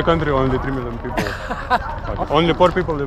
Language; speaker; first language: English; non-native, learner; Lithuanian